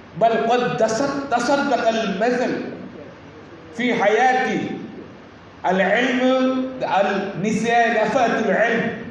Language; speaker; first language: Arabic; non-native, learner; Bangla